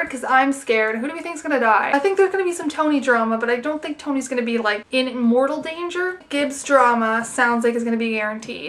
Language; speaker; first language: English; native; English